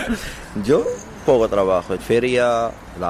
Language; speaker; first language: Spanish; non-native, learner; Arabic